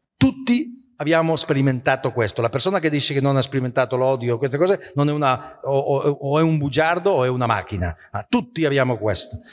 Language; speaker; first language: Italian; non-native, fluent; Spanish